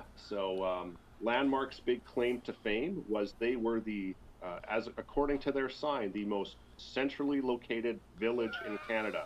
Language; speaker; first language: English; native; English